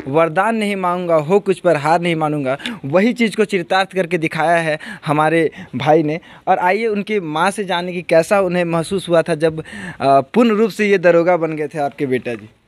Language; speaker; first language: Hindi; native; Hindi